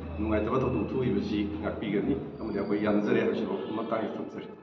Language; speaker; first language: Manipuri; native; Manipuri